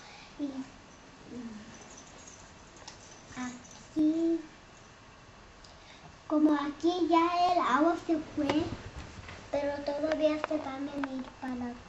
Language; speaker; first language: Spanish; early bilingual, heritage; English